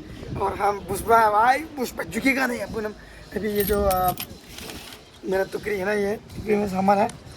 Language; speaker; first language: Hindi; non-native, local second language; Bangla